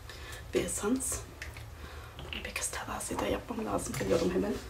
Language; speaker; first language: Turkish; non-native, fluent; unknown